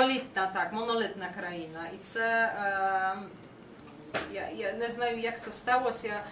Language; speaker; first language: Ukrainian; non-native, fluent; Polish